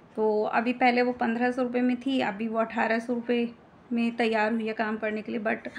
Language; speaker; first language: Hindi; native; Hindi